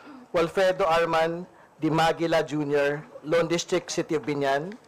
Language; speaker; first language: Filipino; native; Filipino